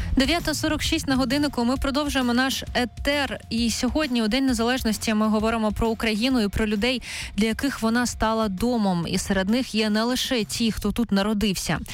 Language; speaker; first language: Ukrainian; native; Ukrainian